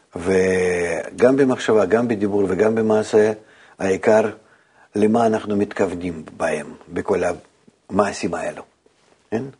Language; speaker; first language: Hebrew; native; Hebrew